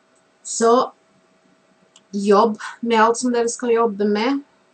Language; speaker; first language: Norwegian; non-native, fluent; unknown